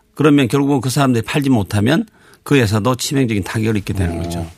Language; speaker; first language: Korean; native; Korean